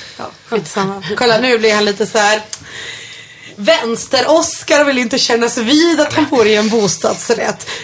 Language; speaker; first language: Swedish; early bilingual, other home language; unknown